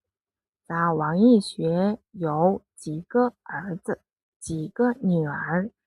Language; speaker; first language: Chinese; non-native, fluent; Mongolian